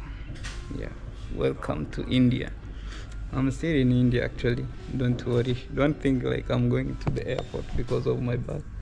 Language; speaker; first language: English; non-native, fluent; Rundi